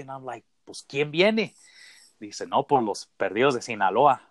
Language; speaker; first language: Spanish; early bilingual, heritage; Spanish